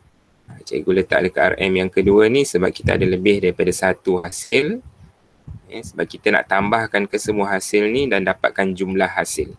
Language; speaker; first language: Malay; native; Malay